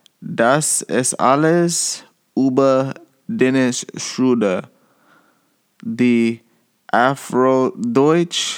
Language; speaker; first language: German; non-native, learner; English